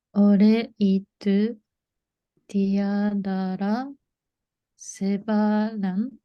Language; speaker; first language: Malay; non-native, learner; Japanese